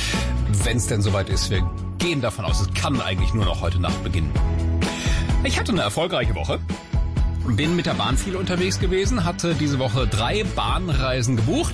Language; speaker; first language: German; native; German